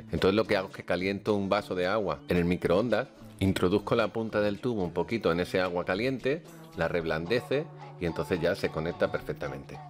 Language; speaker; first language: Spanish; native; Spanish